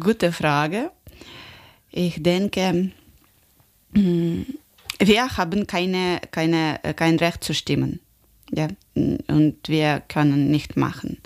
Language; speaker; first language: German; non-native, learner; Ukrainian